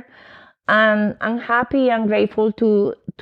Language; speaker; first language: English; non-native, fluent; Spanish